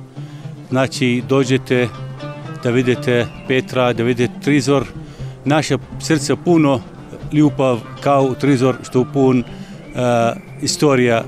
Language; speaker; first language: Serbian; non-native, learner; Arabic